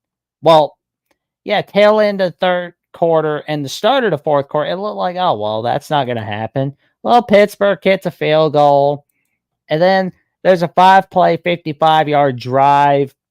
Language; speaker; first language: English; native; English